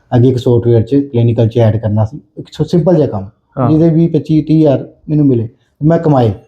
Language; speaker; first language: Punjabi; native; Punjabi